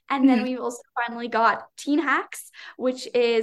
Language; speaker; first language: English; native; English